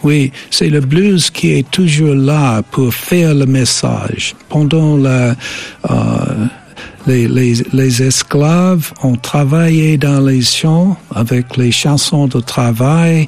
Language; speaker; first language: French; non-native, fluent; English